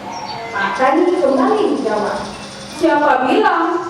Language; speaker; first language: Indonesian; native; Indonesian